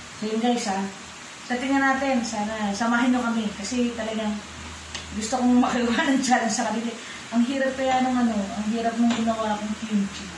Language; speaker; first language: Filipino; native; Filipino